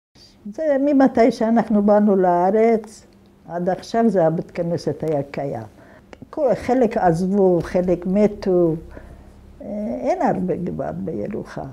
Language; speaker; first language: Hebrew; non-native, fluent; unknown